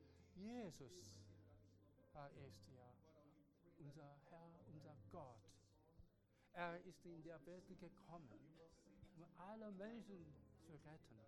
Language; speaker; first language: German; non-native, learner; Korean